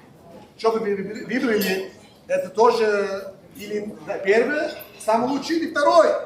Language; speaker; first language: Russian; non-native, local second language; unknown